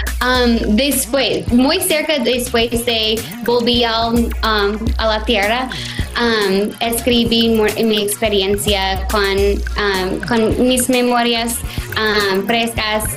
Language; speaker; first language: Spanish; non-native, fluent; English